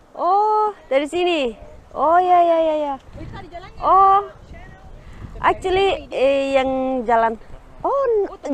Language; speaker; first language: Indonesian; non-native, learner; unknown